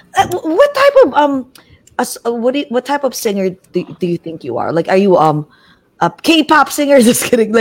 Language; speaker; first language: English; non-native, local second language; Filipino